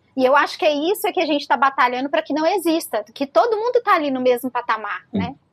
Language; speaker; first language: Portuguese; native; Portuguese